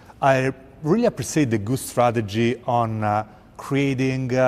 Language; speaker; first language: English; non-native, fluent; Italian